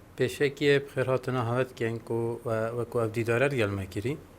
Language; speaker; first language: Kurdish; native; Kurdish